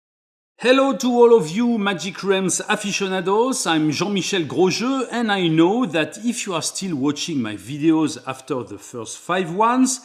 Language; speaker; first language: English; non-native, fluent; French